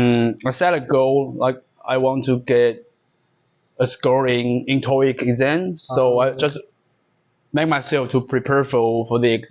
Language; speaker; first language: English; non-native, learner; Chinese